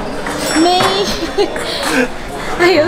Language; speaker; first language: English; non-native, learner; Japanese